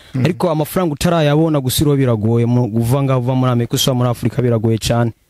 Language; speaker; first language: Rundi; early bilingual, heritage; Rundi